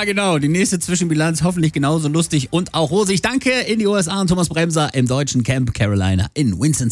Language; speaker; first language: German; native; German